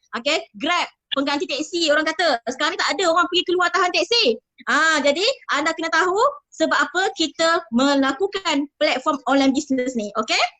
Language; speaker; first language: Malay; native; Malay